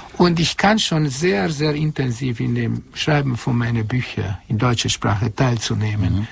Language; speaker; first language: German; non-native, fluent; Hungarian